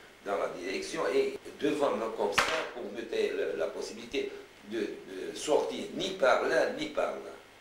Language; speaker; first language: French; non-native, fluent; Romanian